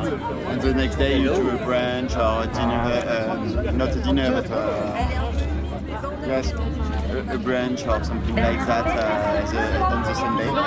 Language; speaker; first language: English; non-native, fluent; French